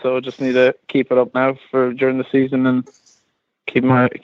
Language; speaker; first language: English; native; English